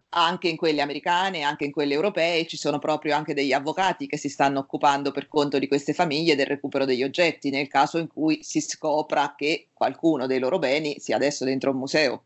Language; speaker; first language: Italian; native; Italian